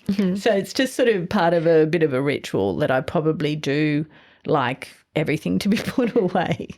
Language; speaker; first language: English; native; English